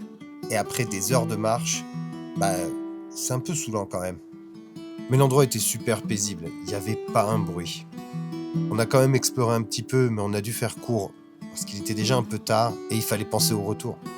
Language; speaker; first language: French; native; French